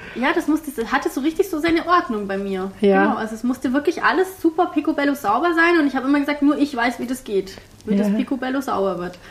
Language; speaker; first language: German; early bilingual, heritage; German